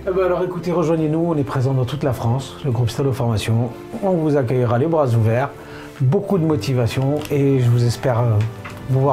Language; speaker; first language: French; native; French